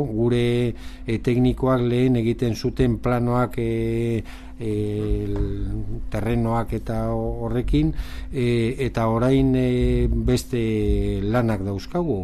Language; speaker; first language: Basque; non-native, local second language; Spanish